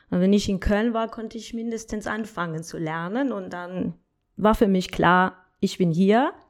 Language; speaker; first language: German; non-native, fluent; Spanish